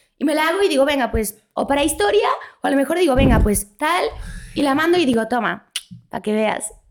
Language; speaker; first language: Spanish; early bilingual, other home language; Polish